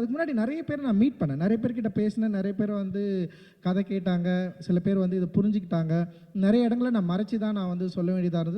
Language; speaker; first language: Tamil; native; Tamil